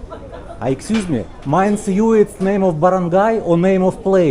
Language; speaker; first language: English; non-native, learner; Russian